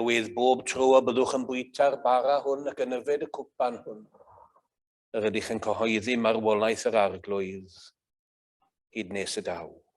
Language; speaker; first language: Welsh; native; Welsh